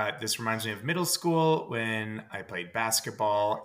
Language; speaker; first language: English; native; English